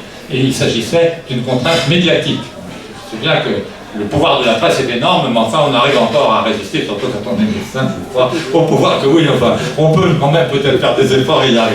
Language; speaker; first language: French; native; French